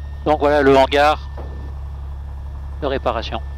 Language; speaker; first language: French; native; French